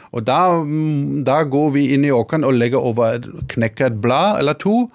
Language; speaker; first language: Norwegian; non-native, fluent; German